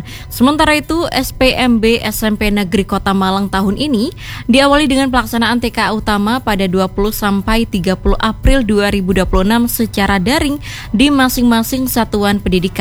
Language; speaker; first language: Indonesian; native; Indonesian